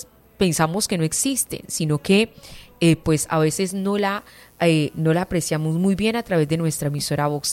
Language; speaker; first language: Spanish; native; Spanish